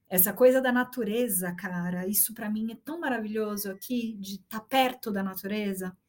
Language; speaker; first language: Portuguese; native; Portuguese